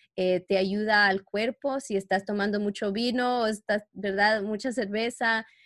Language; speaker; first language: Spanish; early bilingual, heritage; Spanish